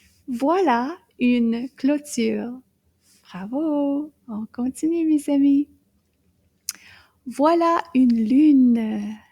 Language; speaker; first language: French; non-native, fluent; English